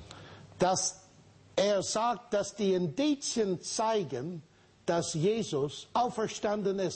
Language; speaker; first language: German; non-native, fluent; English